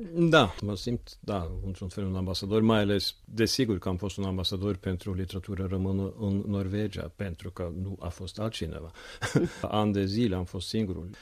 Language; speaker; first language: Romanian; non-native, fluent; Norwegian